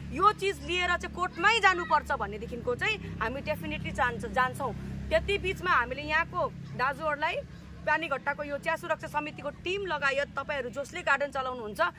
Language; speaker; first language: Nepali; native; Nepali